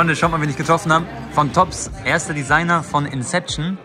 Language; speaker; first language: German; native; German